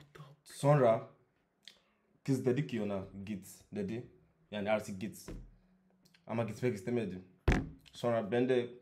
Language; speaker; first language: Turkish; non-native, learner; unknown